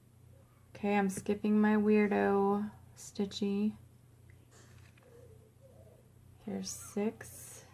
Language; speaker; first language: English; native; English